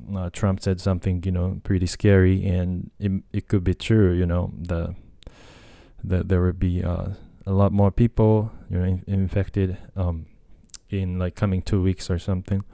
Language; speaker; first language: English; non-native, fluent; Japanese